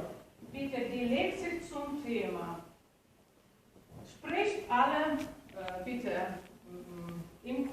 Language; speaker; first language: German; non-native, fluent; Russian